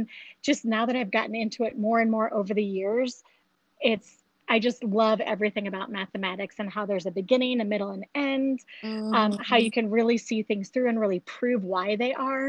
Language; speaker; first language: English; native; English